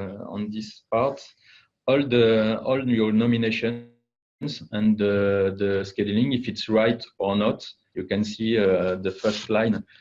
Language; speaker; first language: English; non-native, fluent; French